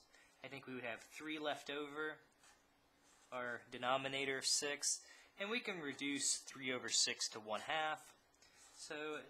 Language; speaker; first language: English; native; English